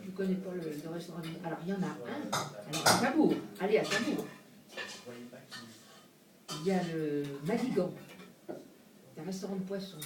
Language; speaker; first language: French; native; French